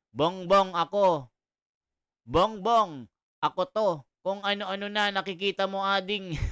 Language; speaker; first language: Filipino; native; Filipino